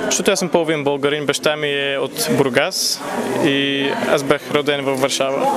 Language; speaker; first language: Bulgarian; early bilingual, heritage; Polish